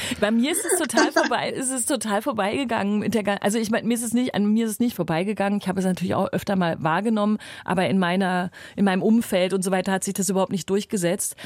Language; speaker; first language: German; native; German